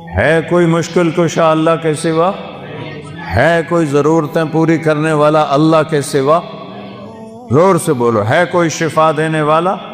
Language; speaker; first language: Urdu; non-native, local second language; Saraiki